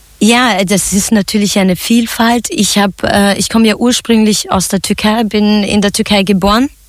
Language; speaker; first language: German; early bilingual, other home language; Zaza